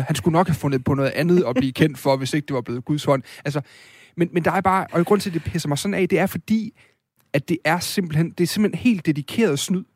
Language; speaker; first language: Danish; native; Danish